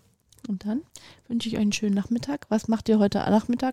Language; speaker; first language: German; native; German